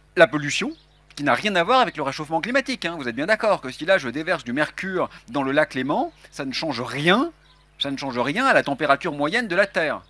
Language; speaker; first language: French; native; French